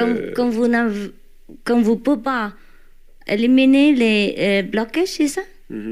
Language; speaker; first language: French; non-native, learner; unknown